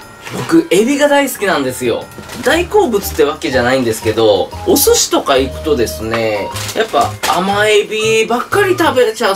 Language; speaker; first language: Japanese; native; Japanese